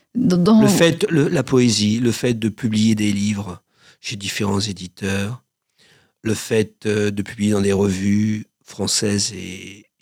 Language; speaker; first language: French; native; French